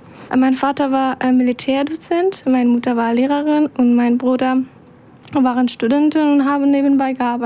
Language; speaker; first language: German; non-native, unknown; Persian